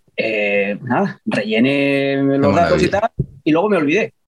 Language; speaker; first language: Spanish; native; Spanish